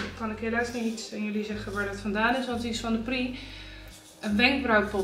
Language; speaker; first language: Dutch; native; Dutch